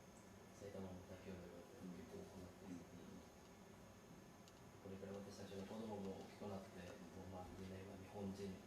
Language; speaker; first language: Japanese; non-native, fluent; Urdu